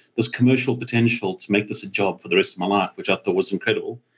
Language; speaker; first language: English; native; English